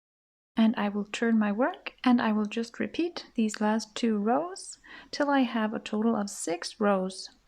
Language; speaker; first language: English; non-native, fluent; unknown